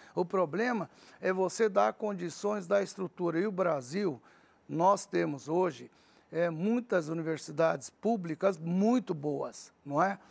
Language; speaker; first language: Portuguese; early bilingual, other home language; Arabic